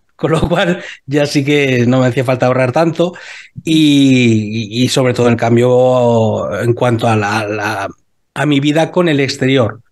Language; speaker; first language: Spanish; native; Spanish